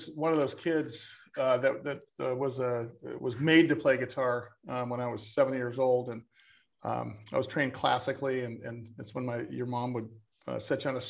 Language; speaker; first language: English; native; English